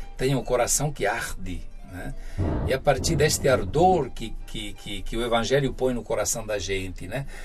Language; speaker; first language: Portuguese; non-native, fluent; Italian